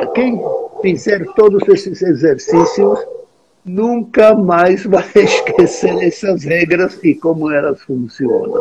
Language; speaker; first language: Portuguese; non-native, fluent; Czech